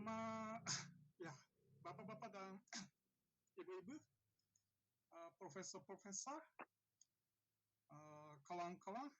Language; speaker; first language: Indonesian; non-native, learner; Japanese